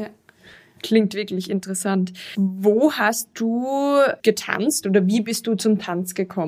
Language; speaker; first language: German; native; German